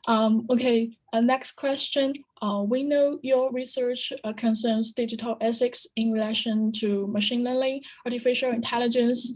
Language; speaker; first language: English; non-native, fluent; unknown